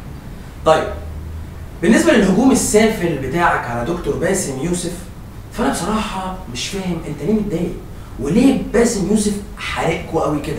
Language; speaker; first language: Arabic; native; Arabic